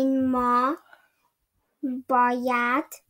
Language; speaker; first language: Persian; early bilingual, heritage; Persian